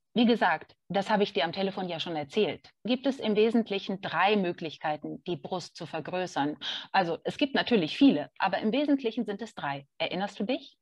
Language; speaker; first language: German; native; German